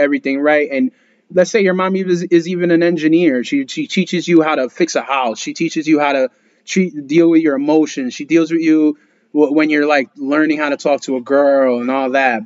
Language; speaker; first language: English; early bilingual, other home language; Spanish